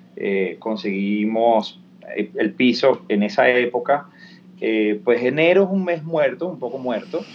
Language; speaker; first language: Spanish; native; Spanish